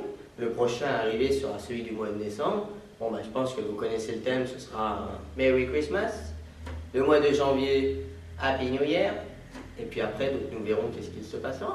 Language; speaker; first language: French; native; French